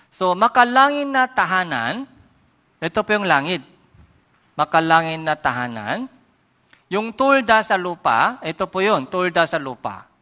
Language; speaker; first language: Filipino; non-native, fluent; Korean